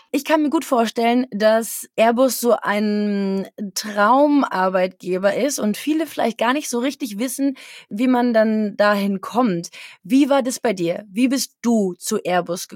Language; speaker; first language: German; native; German